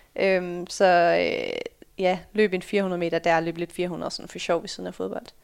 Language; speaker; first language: Danish; early bilingual, other home language; Dutch